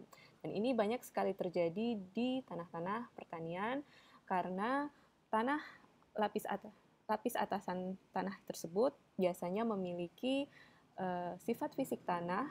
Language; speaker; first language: Indonesian; native; Indonesian